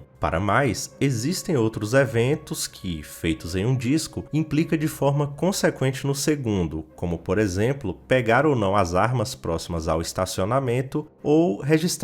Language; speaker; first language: Portuguese; native; Portuguese